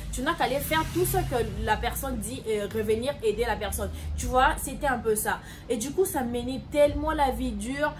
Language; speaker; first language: French; non-native, local second language; Lingala